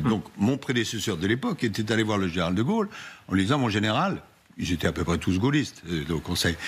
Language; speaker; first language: French; native; French